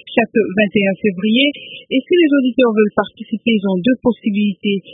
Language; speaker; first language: French; non-native, local second language; Lingala